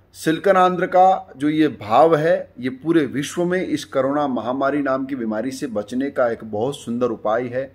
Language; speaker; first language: Hindi; native; Hindi